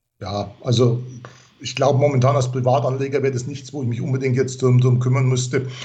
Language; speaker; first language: German; non-native, fluent; English